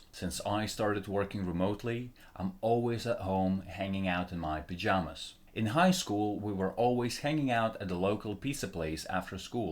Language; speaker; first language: English; non-native, fluent; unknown